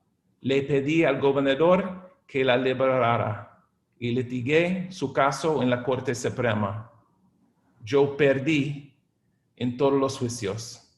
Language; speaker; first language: Spanish; non-native, fluent; English